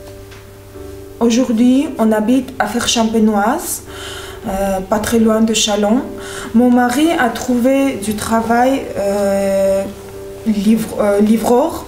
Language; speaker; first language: French; non-native, learner; Armenian